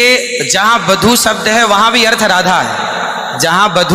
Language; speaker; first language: Hindi; native; Hindi